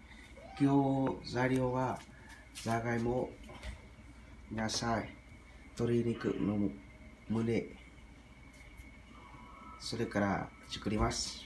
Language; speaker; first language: Japanese; non-native, learner; Vietnamese